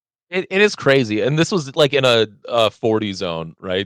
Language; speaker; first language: English; native; English